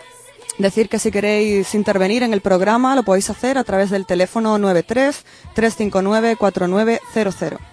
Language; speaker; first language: Spanish; native; Spanish